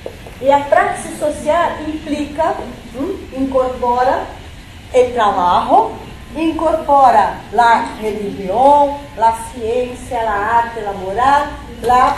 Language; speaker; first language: Spanish; non-native, fluent; Portuguese